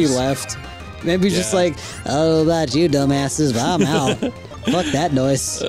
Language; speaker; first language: English; native; English